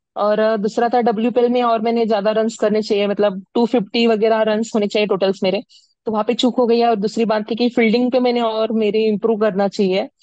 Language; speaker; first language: Hindi; non-native, local second language; Marathi